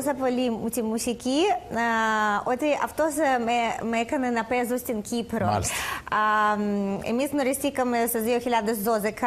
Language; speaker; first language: Greek; non-native, learner; Russian